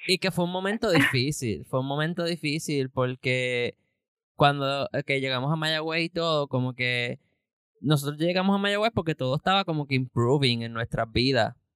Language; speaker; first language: Spanish; native; Spanish